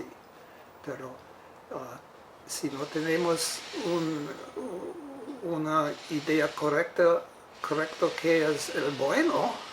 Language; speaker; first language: Spanish; non-native, fluent; English